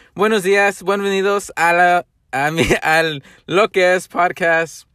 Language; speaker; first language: Spanish; early bilingual, other home language; English